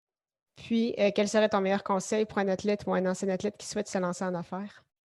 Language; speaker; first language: French; native; French